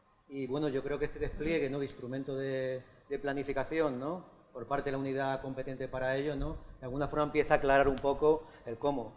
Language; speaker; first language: Spanish; native; Spanish